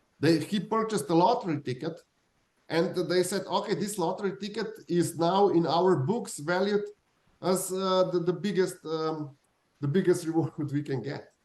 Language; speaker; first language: English; non-native, fluent; Slovenian